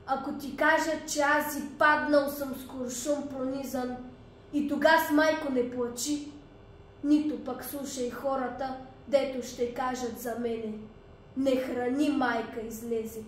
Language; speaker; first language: Bulgarian; native; Bulgarian